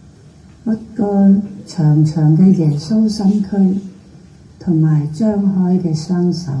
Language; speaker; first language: Cantonese; native; Cantonese